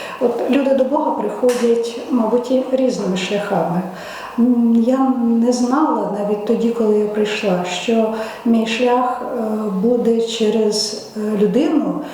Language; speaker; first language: Ukrainian; native; Ukrainian